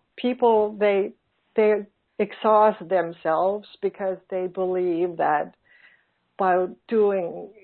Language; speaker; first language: English; non-native, fluent; Finnish